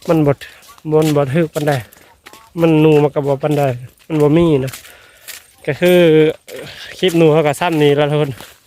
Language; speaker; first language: Thai; native; Thai